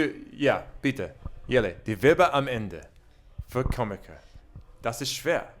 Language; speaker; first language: German; non-native, learner; English